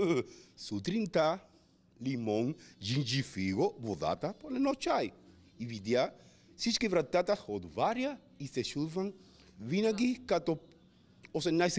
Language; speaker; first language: Bulgarian; non-native, learner; Spanish